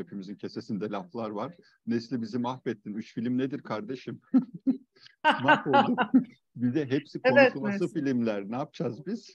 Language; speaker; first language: Turkish; native; Turkish